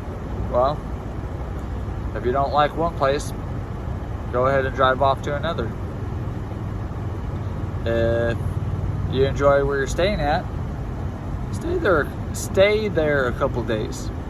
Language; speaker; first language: English; native; English